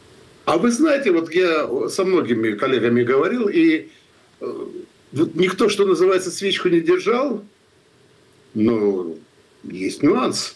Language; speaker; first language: Russian; non-native, fluent; Georgian